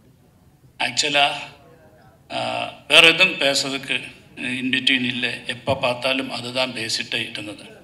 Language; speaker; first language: Tamil; non-native, learner; Malayalam